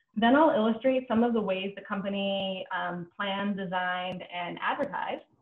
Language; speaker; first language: English; native; English